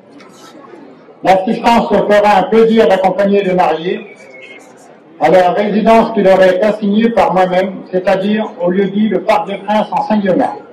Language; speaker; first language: French; native; French